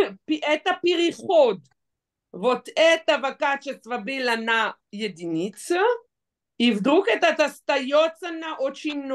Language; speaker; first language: Russian; non-native, fluent; Hebrew